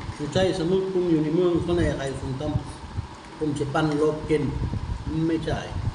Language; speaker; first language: Thai; non-native, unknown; Urdu